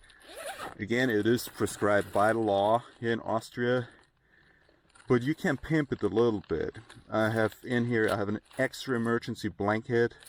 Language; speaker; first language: English; non-native, fluent; German